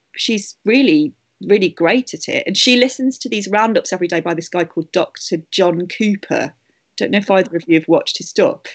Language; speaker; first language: English; native; English